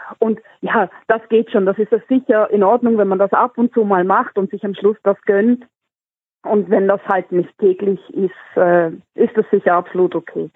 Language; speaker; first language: German; native; German